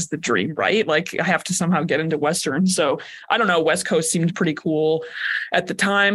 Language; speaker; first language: English; native; English